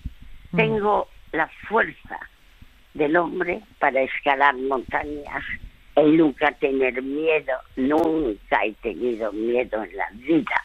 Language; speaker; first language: Spanish; early bilingual, other home language; French